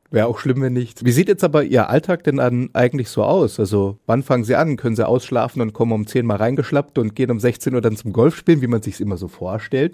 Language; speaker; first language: German; native; German